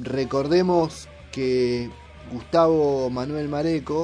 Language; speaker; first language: Spanish; native; Spanish